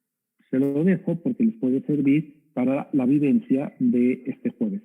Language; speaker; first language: Spanish; native; Spanish